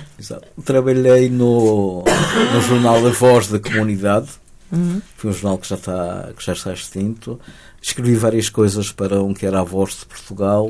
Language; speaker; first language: Portuguese; early bilingual, heritage; Spanish